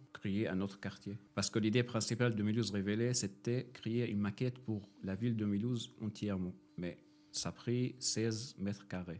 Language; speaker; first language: French; non-native, fluent; Arabic